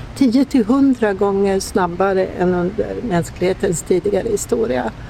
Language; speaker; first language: Swedish; native; Swedish